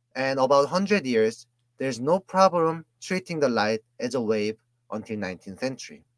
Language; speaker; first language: English; non-native, fluent; Korean